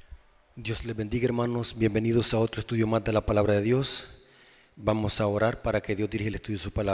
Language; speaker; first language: Spanish; native; Spanish